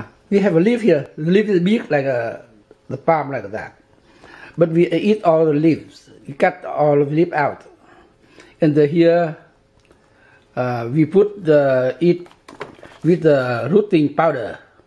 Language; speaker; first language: English; non-native, learner; Vietnamese